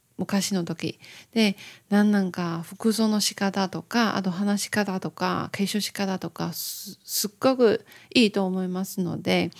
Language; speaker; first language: Japanese; non-native, fluent; Chinese